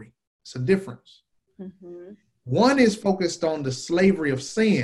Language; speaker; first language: English; native; English